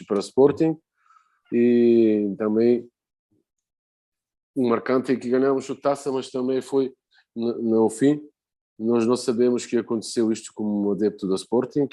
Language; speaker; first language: Portuguese; non-native, fluent; Bulgarian